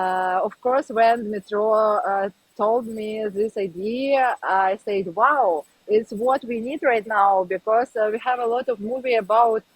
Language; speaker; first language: English; non-native, learner; Ukrainian